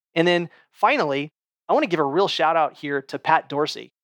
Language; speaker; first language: English; native; English